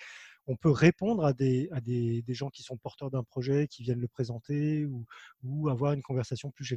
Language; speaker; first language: French; native; French